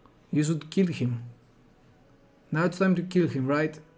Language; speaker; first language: English; non-native, fluent; Greek